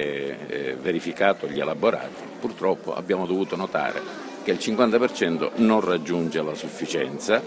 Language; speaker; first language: Italian; native; Italian